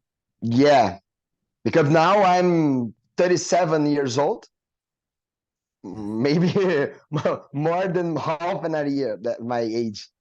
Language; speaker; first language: English; non-native, learner; Portuguese